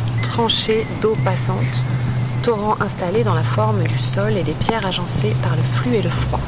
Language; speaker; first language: French; native; French